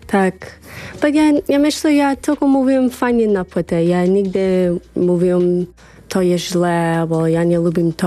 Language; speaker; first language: Polish; non-native, learner; English